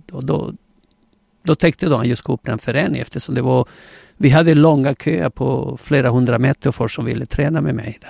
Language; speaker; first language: Swedish; non-native, fluent; Spanish